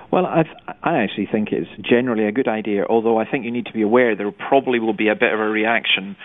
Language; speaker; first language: English; native; English